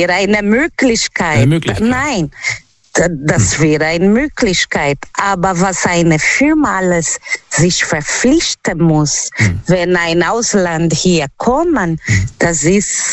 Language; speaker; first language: German; non-native, learner; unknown